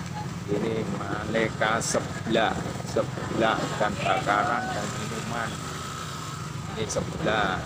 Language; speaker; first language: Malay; non-native, local second language; Javanese